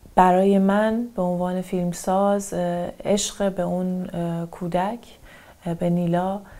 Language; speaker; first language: Persian; native; Persian